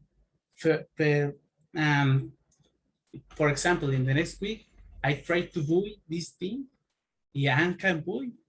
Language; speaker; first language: English; non-native, learner; Spanish